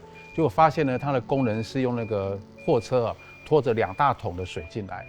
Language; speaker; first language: Chinese; native; Chinese